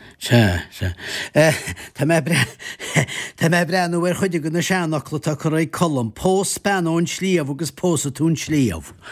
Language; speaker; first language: Irish; native; Irish